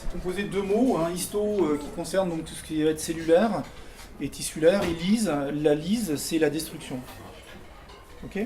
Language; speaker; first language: French; native; French